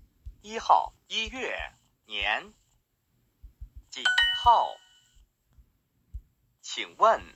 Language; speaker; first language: Chinese; non-native, learner; English